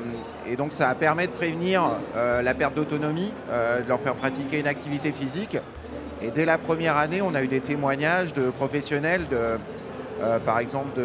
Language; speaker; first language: French; native; French